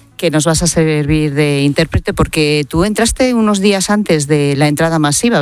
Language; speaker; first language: Spanish; native; Spanish